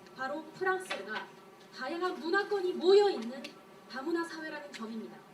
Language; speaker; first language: Korean; early bilingual, heritage; Korean